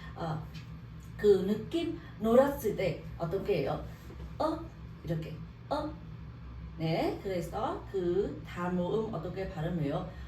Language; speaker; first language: Korean; non-native, learner; Vietnamese